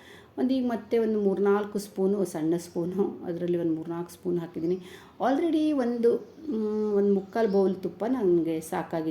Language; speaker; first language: Kannada; native; Kannada